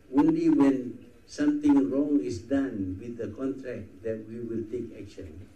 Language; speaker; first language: English; non-native, local second language; Malay